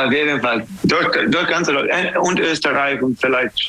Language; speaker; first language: German; non-native, learner; English